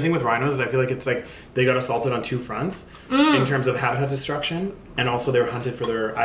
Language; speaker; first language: English; native; English